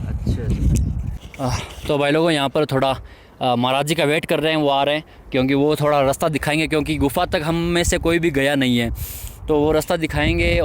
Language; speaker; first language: Hindi; native; Hindi